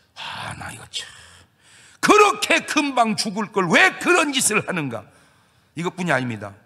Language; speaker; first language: Korean; native; Korean